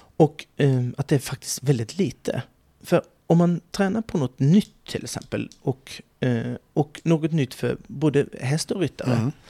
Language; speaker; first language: Swedish; native; Swedish